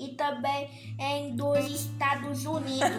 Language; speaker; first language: Portuguese; non-native, learner; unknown